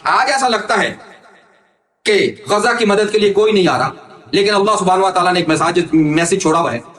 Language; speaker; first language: Urdu; native; Urdu